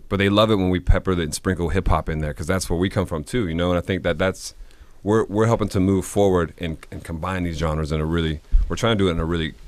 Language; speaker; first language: English; native; English